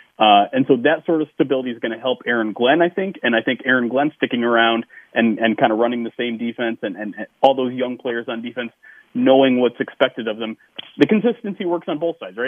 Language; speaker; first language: English; native; English